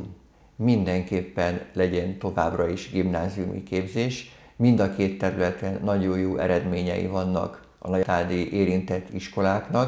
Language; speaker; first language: Hungarian; native; Hungarian